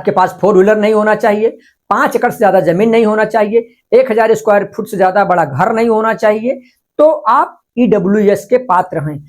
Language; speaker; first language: Hindi; non-native, local second language; Marathi